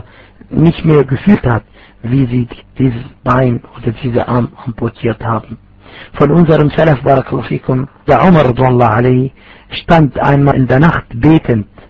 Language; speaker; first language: German; non-native, fluent; Arabic